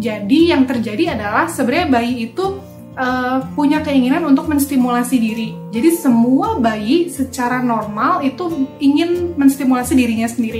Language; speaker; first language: Indonesian; native; Indonesian